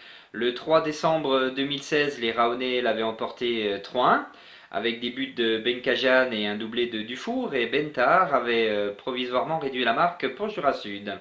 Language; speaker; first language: French; native; French